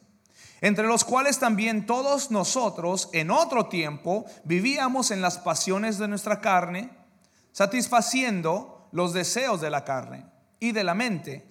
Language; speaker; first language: Spanish; early bilingual, heritage; English